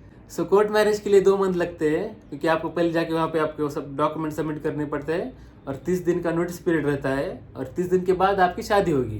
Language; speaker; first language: Hindi; non-native, local second language; Marathi